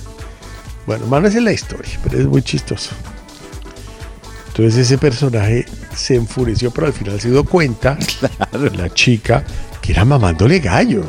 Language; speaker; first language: Spanish; native; Spanish